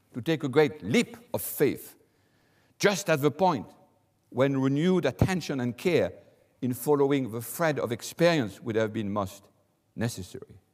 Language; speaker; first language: English; non-native, fluent; French